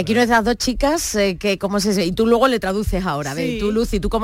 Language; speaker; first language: Spanish; native; Spanish